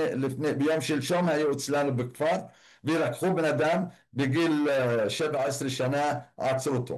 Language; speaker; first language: Hebrew; non-native, local second language; Arabic